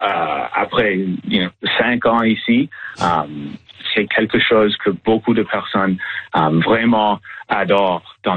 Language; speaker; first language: French; non-native, learner; English